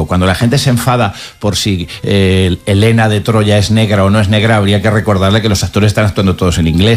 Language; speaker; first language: Spanish; native; Spanish